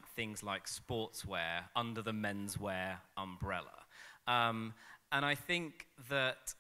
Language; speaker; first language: English; native; English